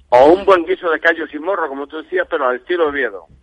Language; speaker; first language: Spanish; native; Spanish